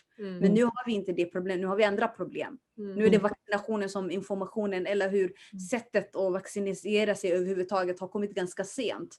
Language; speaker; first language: Swedish; early bilingual, other home language; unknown